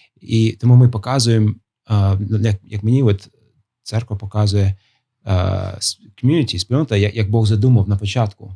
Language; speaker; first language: Ukrainian; non-native, fluent; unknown